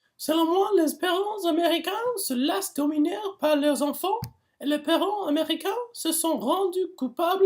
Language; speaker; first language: French; non-native, learner; English